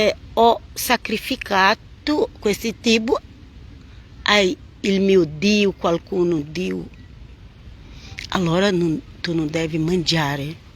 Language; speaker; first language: Italian; non-native, fluent; Portuguese